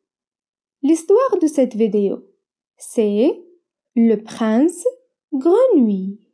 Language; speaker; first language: French; non-native, local second language; Arabic